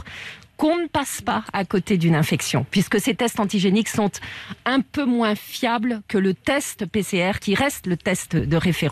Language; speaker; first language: French; native; French